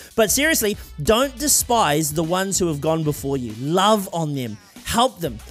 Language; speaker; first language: English; native; English